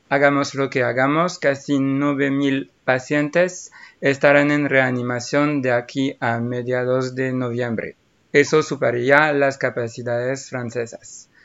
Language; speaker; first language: Spanish; non-native, fluent; French